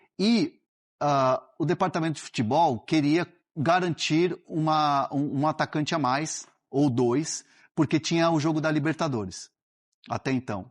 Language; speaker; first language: Portuguese; native; Portuguese